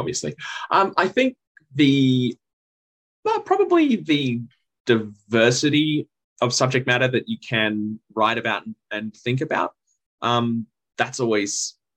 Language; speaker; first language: English; native; English